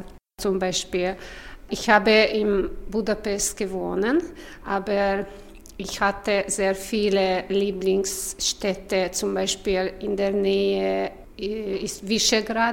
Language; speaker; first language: German; non-native, learner; Hungarian